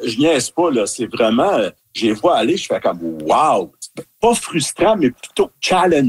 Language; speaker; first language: French; native; French